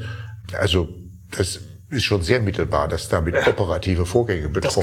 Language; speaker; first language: German; native; German